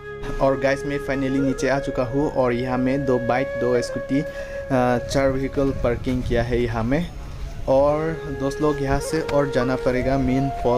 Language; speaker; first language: Hindi; non-native, local second language; Karbi